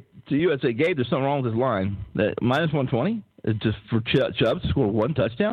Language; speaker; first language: English; native; English